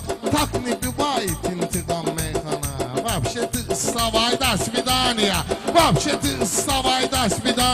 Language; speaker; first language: Russian; non-native, learner; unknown